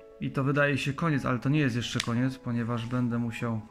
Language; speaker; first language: Polish; native; Polish